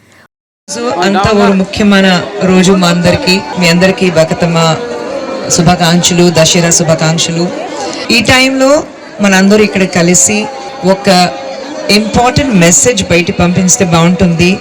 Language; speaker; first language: Telugu; non-native, fluent; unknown